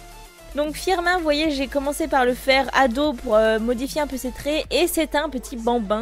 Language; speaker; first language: French; native; French